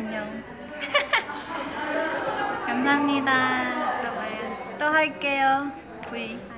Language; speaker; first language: Korean; non-native, fluent; Chinese